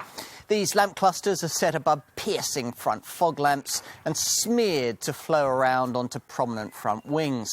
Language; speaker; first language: English; native; English